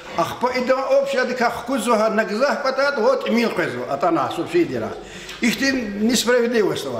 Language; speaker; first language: Russian; non-native, local second language; Lezghian